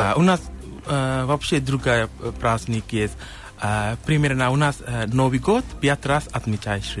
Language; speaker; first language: Russian; non-native, learner; Sinhala